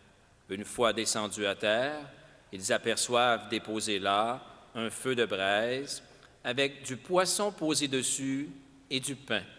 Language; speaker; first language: French; native; French